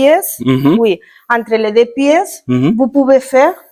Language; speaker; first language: French; non-native, learner; Spanish